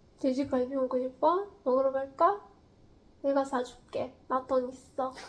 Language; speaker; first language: Korean; non-native, fluent; Russian